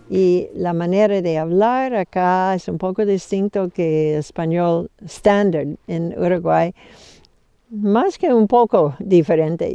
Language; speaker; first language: Spanish; non-native, fluent; English